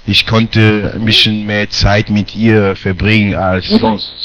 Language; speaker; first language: German; non-native, fluent; French